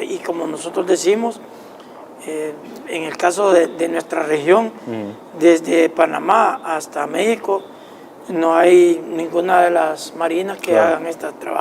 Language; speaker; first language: Spanish; native; Spanish